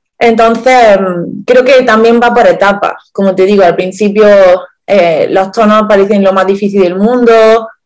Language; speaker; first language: Spanish; native; Spanish